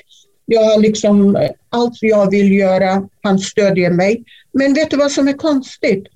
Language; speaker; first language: Swedish; non-native, fluent; Kurdish